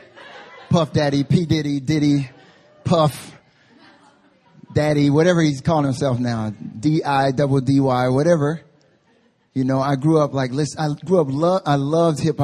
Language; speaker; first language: English; native; English